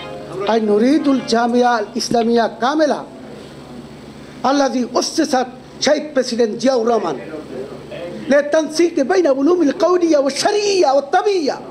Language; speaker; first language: Arabic; non-native, learner; Bangla